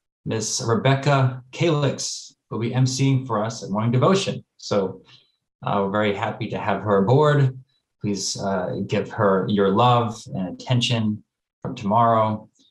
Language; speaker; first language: English; native; English